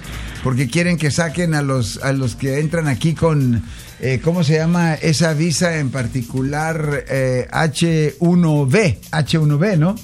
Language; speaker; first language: Spanish; native; Spanish